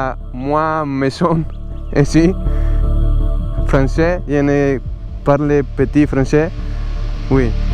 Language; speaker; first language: French; non-native, learner; Spanish